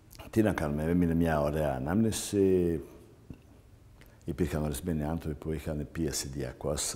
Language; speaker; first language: Greek; non-native, fluent; Serbian